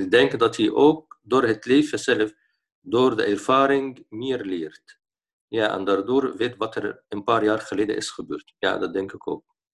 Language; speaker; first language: Dutch; non-native, fluent; Arabic